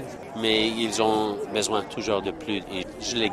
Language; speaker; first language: French; non-native, learner; English